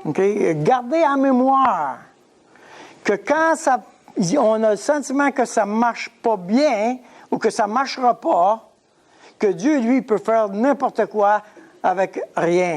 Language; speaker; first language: French; native; French